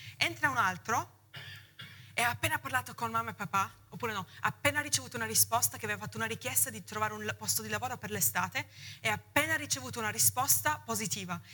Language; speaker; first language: Italian; early bilingual, heritage; Italian